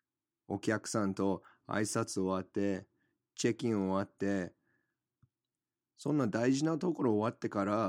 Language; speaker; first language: Japanese; non-native, fluent; English